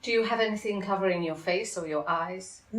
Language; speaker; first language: English; native; English